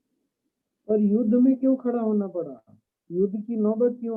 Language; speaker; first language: Hindi; native; Hindi